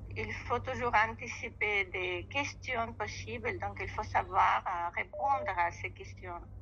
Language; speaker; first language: French; non-native, fluent; Russian